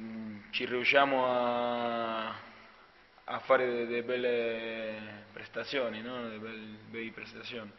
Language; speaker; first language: Italian; non-native, fluent; Spanish